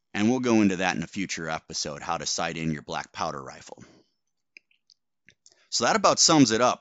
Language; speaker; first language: English; native; English